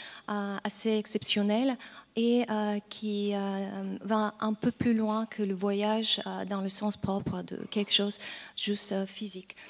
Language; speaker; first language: French; non-native, fluent; Bulgarian